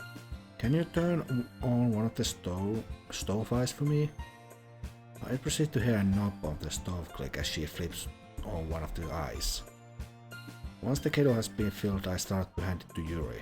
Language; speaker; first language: English; non-native, fluent; Finnish